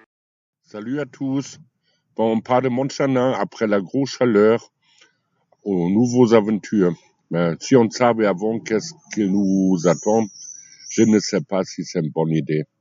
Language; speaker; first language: French; non-native, fluent; German